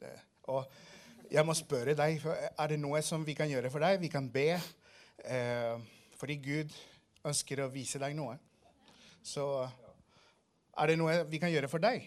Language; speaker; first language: Norwegian; non-native, fluent; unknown